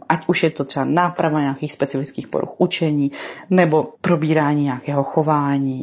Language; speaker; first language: Czech; native; Czech